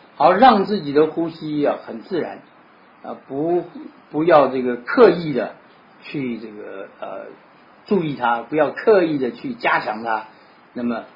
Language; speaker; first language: Chinese; native; Chinese